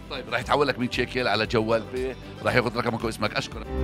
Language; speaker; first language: Arabic; native; Arabic